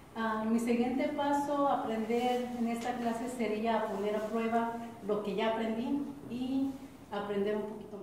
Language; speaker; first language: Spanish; early bilingual, heritage; Spanish